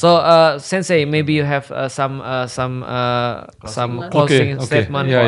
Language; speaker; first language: English; non-native, fluent; Indonesian